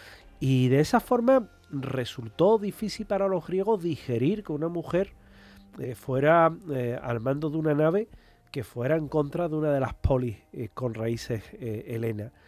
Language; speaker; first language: Spanish; native; Spanish